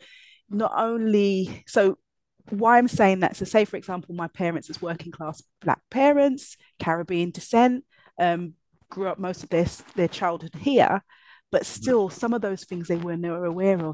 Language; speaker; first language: English; native; English